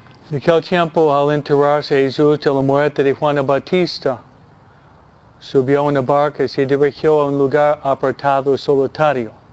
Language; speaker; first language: Spanish; non-native, fluent; English